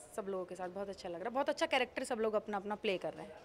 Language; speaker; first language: Hindi; native; Hindi